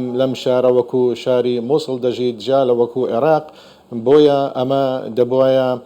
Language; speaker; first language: Central Kurdish; non-native, local second language; Assyrian Neo-Aramaic